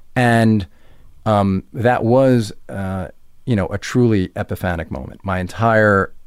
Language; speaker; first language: English; native; English